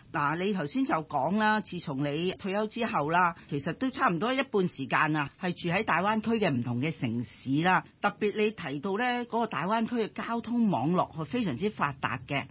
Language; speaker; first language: Chinese; non-native, local second language; Cantonese